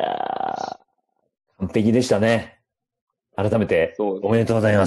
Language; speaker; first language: Japanese; native; Japanese